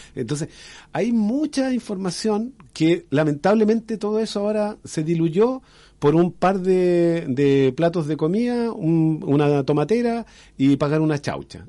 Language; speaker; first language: Spanish; native; Spanish